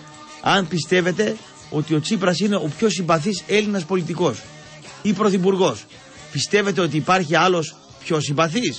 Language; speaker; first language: Greek; native; Greek